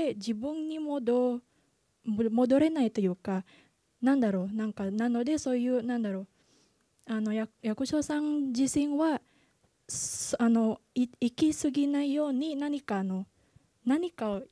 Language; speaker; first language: Japanese; non-native, fluent; Indonesian